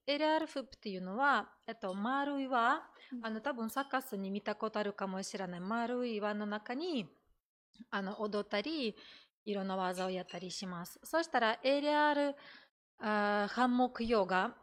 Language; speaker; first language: Japanese; non-native, fluent; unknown